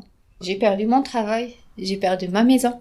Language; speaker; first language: French; non-native, fluent; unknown